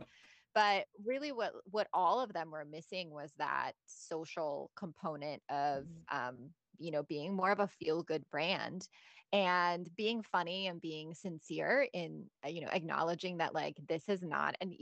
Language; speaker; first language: English; non-native, fluent; Bosnian